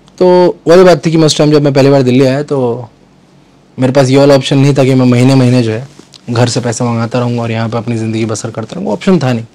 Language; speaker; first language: Hindi; native; Hindi